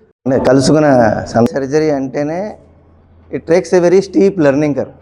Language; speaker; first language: Telugu; native; Telugu